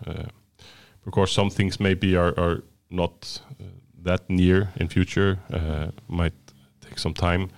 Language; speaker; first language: English; non-native, fluent; Icelandic